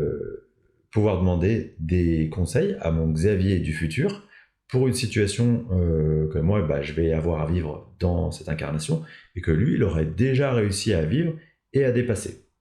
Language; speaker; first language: French; native; French